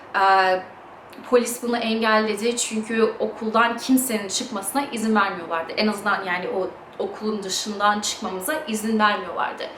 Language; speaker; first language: Turkish; early bilingual, heritage; English